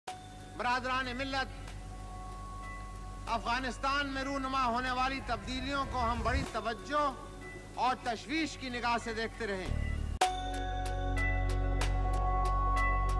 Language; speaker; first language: Urdu; non-native, local second language; Punjabi